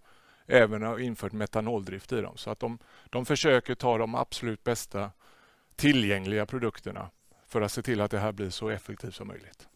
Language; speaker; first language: Swedish; native; Swedish